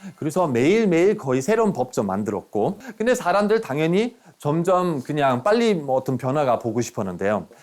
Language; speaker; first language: Korean; non-native, fluent; German